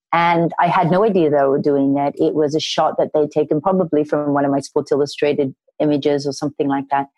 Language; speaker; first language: English; native; English